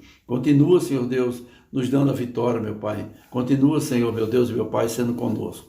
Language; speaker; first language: Portuguese; native; Portuguese